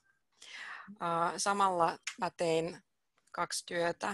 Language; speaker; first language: Finnish; non-native, fluent; Russian